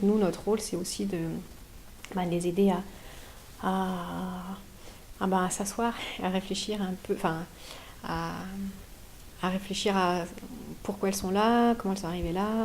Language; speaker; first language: French; native; French